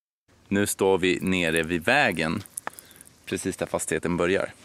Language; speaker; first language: Swedish; native; Swedish